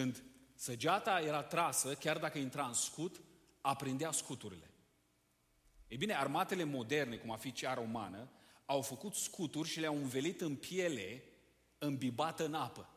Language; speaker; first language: Romanian; native; Romanian